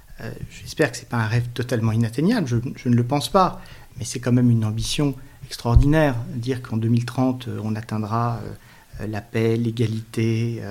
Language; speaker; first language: French; native; French